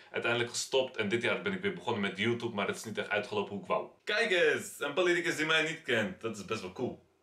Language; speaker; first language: Dutch; early bilingual, other home language; Turkish